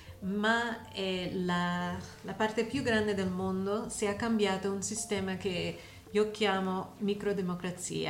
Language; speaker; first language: Italian; non-native, learner; English